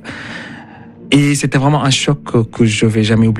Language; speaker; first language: French; non-native, fluent; Arabic